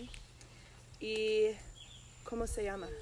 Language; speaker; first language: Spanish; non-native, learner; English